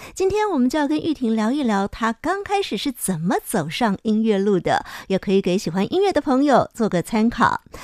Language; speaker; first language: Chinese; native; Chinese